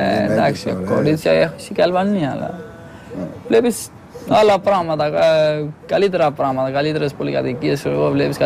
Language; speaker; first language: Greek; non-native, fluent; Albanian